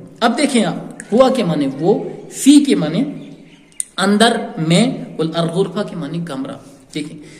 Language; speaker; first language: Urdu; native; Urdu